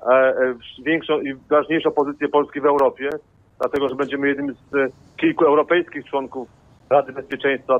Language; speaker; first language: Polish; native; Polish